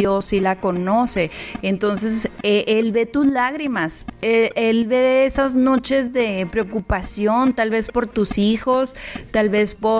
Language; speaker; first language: Spanish; native; Spanish